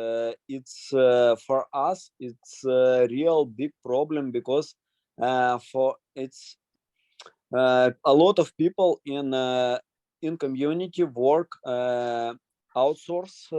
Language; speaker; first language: English; non-native, learner; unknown